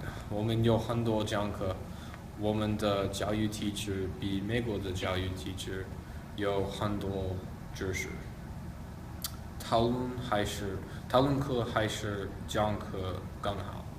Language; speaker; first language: Chinese; non-native, learner; English